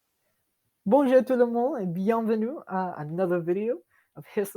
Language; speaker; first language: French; non-native, fluent; English